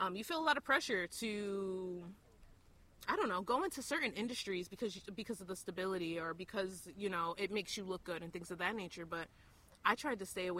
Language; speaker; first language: English; native; English